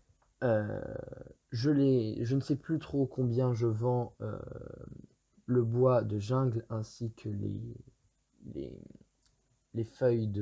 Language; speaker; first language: French; native; French